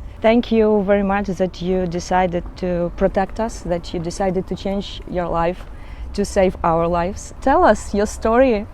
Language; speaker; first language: English; non-native, learner; Ukrainian